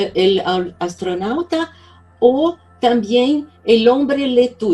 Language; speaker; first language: Spanish; non-native, fluent; Portuguese